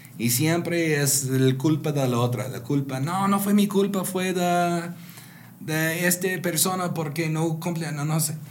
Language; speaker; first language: Spanish; non-native, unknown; English